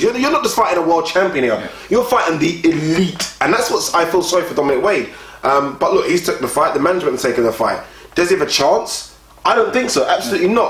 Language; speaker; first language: English; native; English